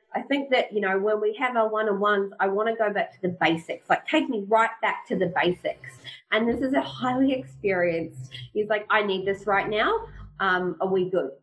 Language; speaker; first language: English; native; English